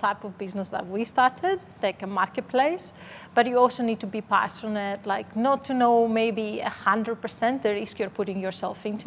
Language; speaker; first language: English; non-native, fluent; Greek